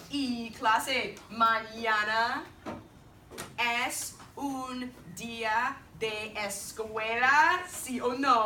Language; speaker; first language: Spanish; non-native, fluent; English